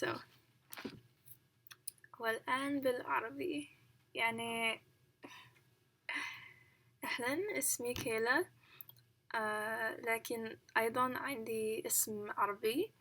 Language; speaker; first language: Arabic; non-native, learner; English